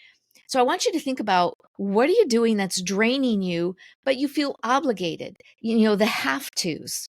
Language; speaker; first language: English; native; English